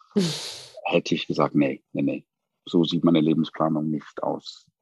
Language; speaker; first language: German; non-native, fluent; English